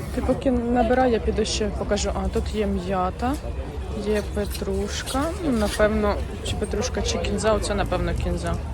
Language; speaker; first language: Ukrainian; native; Ukrainian